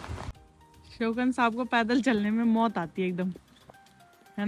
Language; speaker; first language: Hindi; native; Hindi